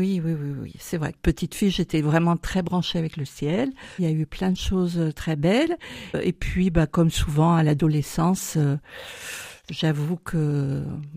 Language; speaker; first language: French; native; French